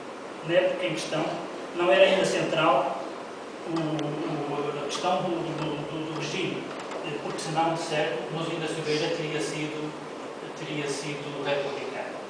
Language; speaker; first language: Portuguese; native; Portuguese